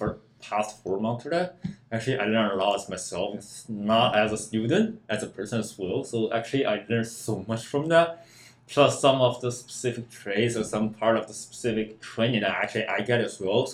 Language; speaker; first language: English; non-native, fluent; Chinese